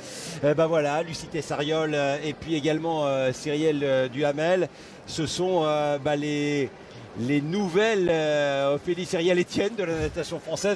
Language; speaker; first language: French; native; French